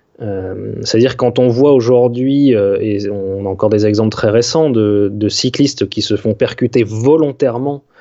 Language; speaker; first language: French; native; French